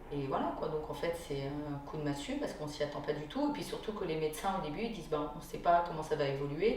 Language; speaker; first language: French; native; French